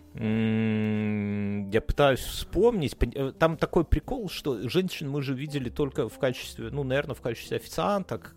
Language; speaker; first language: Russian; non-native, local second language; Belarusian